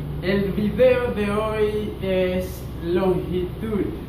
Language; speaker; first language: Spanish; non-native, fluent; Haitian Creole